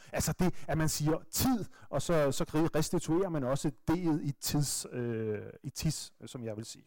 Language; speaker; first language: Danish; native; Danish